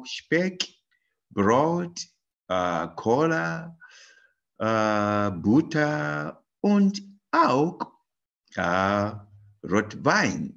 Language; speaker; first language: German; non-native, learner; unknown